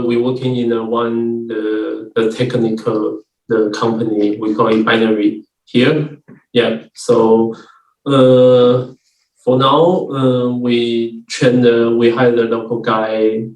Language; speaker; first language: English; non-native, learner; Chinese